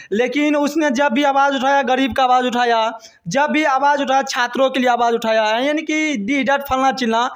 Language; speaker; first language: Hindi; native; Hindi